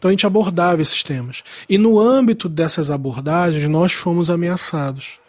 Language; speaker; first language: Portuguese; native; Portuguese